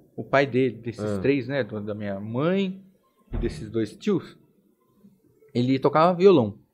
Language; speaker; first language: Portuguese; native; Portuguese